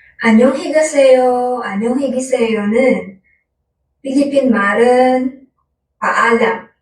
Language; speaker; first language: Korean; non-native, local second language; Filipino